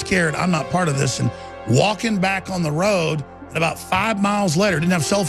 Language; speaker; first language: English; native; English